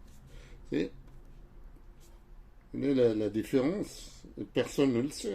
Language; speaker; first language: French; non-native, local second language; Arabic